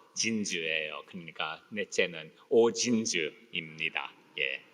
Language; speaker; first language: Korean; early bilingual, heritage; Korean